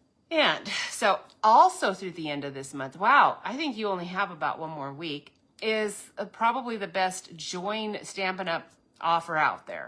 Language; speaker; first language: English; native; English